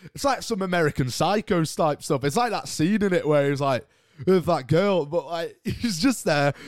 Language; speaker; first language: English; native; English